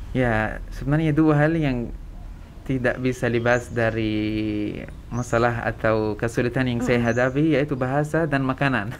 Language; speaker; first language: Indonesian; non-native, fluent; Arabic